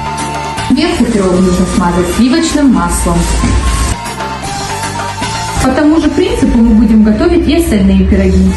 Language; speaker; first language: Russian; native; Russian